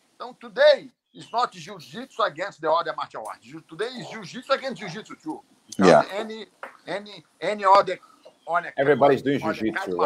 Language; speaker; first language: English; non-native, learner; Portuguese